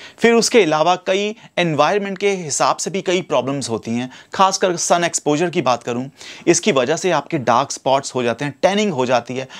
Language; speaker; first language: Hindi; native; Hindi